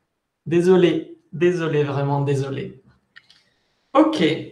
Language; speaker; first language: French; non-native, fluent; Spanish